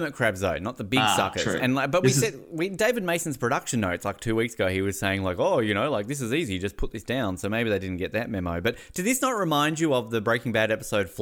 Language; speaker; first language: English; native; English